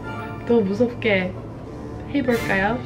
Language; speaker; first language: Korean; non-native, fluent; English